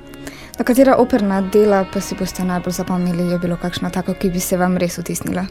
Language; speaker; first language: Slovenian; native; Slovenian